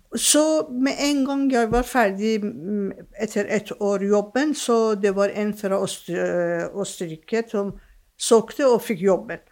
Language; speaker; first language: Norwegian; non-native, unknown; Persian